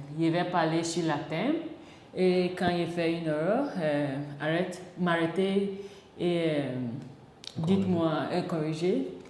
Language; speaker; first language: French; non-native, learner; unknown